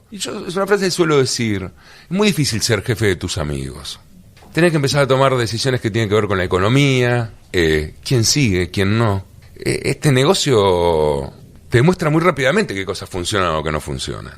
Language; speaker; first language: Spanish; native; Spanish